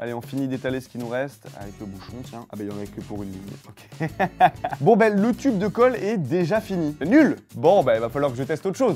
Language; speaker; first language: French; native; French